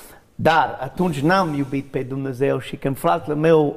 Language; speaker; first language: Romanian; non-native, learner; English